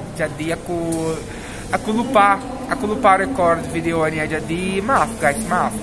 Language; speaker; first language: Indonesian; non-native, fluent; Portuguese